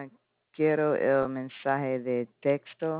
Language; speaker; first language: Spanish; non-native, learner; English